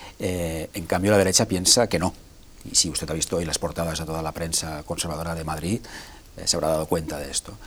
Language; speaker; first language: Spanish; non-native, local second language; Catalan